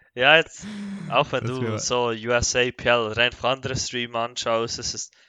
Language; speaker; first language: German; native; German